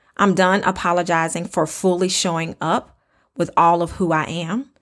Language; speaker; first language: English; native; English